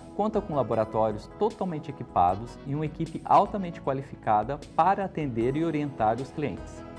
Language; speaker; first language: Portuguese; native; Portuguese